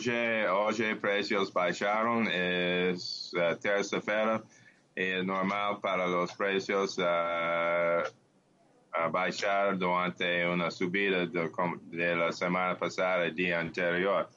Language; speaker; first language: Portuguese; non-native, learner; English